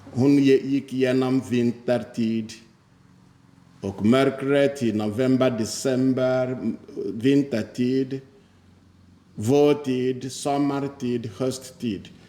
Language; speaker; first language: Swedish; non-native, fluent; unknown